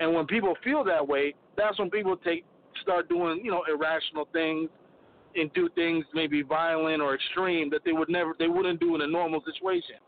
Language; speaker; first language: English; native; English